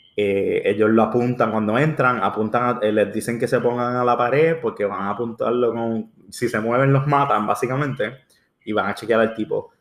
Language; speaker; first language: Spanish; early bilingual, heritage; Spanish